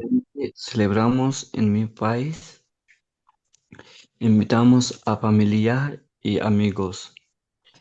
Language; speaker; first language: Spanish; non-native, learner; Urdu